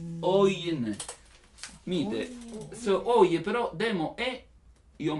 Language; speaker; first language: Japanese; non-native, learner; Italian